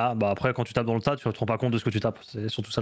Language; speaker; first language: French; native; French